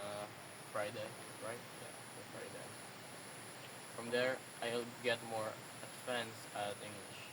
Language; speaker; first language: English; non-native, learner; Indonesian